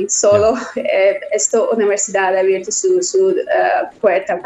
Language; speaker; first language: Spanish; non-native, learner; Persian